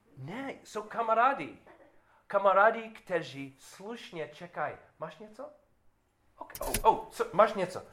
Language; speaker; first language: Czech; non-native, learner; English